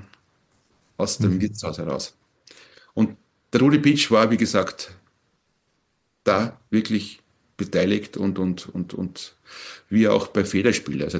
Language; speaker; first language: German; native; German